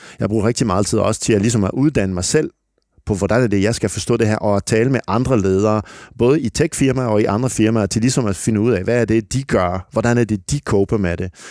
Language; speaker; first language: Danish; non-native, fluent; French